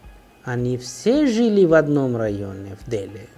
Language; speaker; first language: Russian; non-native, fluent; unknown